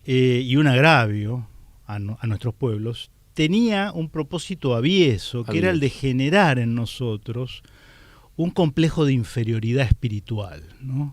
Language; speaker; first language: Spanish; native; Spanish